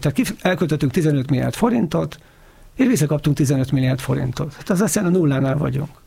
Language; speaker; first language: Hungarian; native; Hungarian